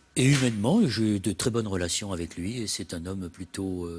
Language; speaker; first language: French; native; French